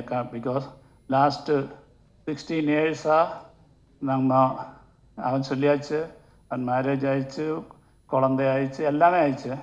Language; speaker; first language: Tamil; non-native, learner; Malayalam